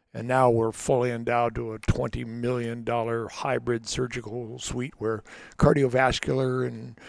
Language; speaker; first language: English; native; English